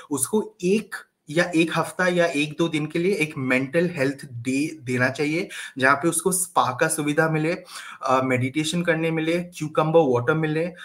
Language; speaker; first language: Hindi; native; Hindi